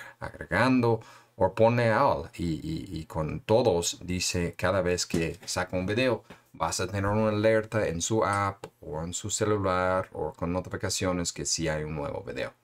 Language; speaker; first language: Spanish; non-native, fluent; English